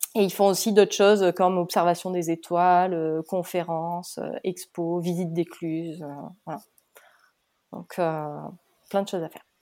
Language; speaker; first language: French; native; French